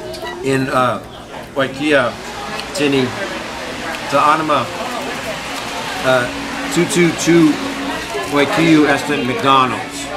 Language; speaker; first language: Greek; non-native, learner; English